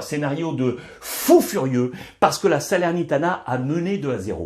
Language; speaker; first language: French; native; French